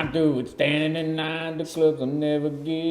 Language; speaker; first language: English; native; English